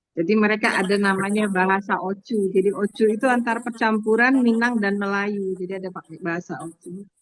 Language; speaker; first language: Indonesian; native; Indonesian